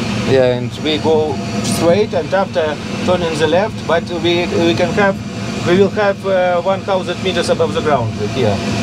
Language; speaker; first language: English; non-native, learner; Russian